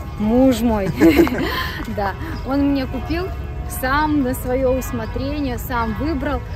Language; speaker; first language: Russian; non-native, local second language; Belarusian